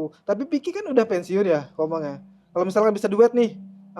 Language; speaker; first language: Indonesian; native; Indonesian